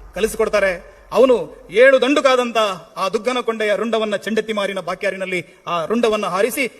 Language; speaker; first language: Kannada; non-native, local second language; Tulu